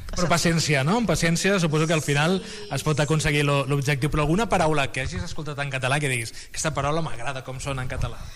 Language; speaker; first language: Catalan; native; Catalan